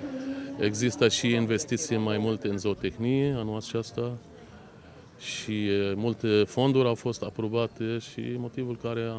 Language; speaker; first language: Romanian; non-native, fluent; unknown